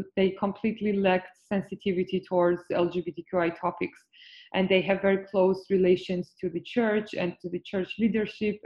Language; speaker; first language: English; non-native, fluent; Georgian